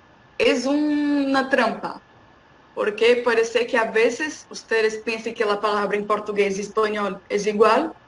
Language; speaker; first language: Spanish; non-native, fluent; Portuguese